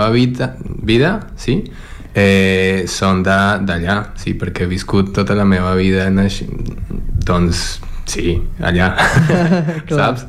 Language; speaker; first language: Catalan; non-native, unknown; Spanish